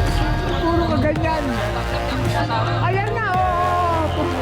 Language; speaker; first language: Filipino; native; Filipino